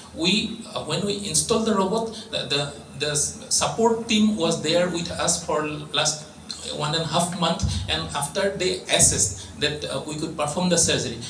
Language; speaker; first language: English; non-native, local second language; Assamese